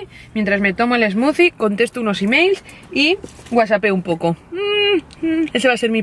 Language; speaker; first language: Spanish; native; Spanish